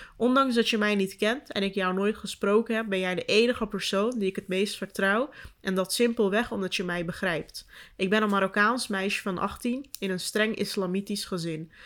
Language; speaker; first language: Dutch; early bilingual, other home language; Turkish